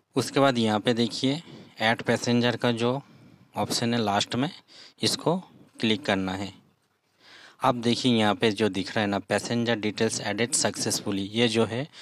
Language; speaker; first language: Hindi; native; Hindi